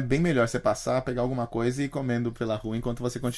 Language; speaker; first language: Portuguese; native; Portuguese